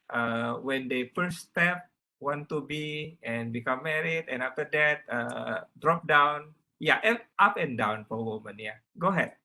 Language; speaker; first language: English; non-native, learner; Indonesian